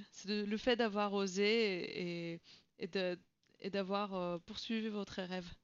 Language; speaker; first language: French; non-native, fluent; Bulgarian